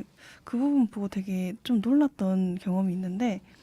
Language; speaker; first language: Korean; native; Korean